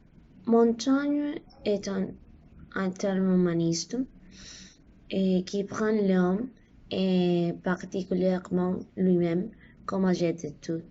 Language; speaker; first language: French; non-native, learner; Spanish